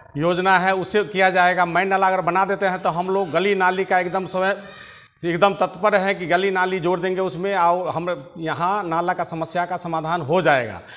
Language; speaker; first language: Hindi; native; Hindi